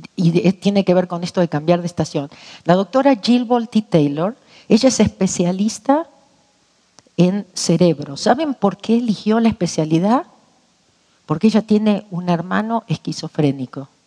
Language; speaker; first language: Spanish; native; Spanish